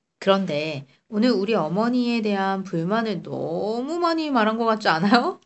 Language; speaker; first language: Korean; native; Korean